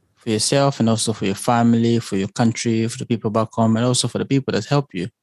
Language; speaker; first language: English; early bilingual, other home language; Lingala